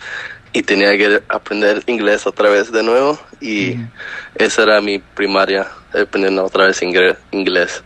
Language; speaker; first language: Spanish; early bilingual, heritage; Spanish